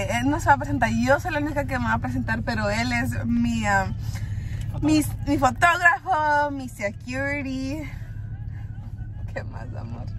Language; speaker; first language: Spanish; early bilingual, heritage; Spanish